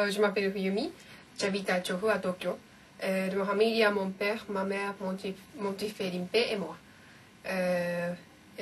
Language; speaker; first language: French; non-native, learner; Japanese